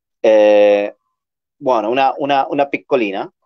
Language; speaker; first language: Italian; non-native, learner; Spanish